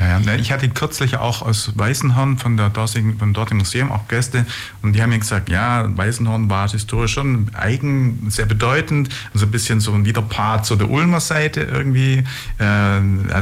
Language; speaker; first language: German; native; German